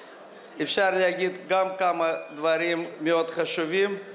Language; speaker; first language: Hebrew; non-native, fluent; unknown